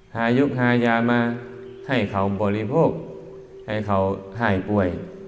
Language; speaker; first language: Thai; non-native, local second language; Northeastern Thai